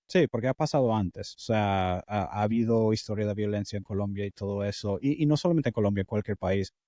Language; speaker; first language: Spanish; non-native, fluent; English